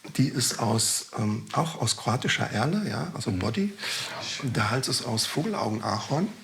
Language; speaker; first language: German; early bilingual, other home language; Croatian